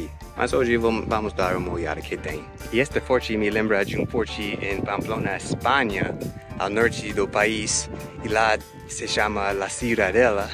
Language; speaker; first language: Portuguese; non-native, fluent; English